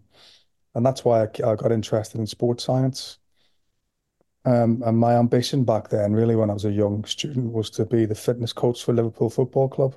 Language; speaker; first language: English; native; English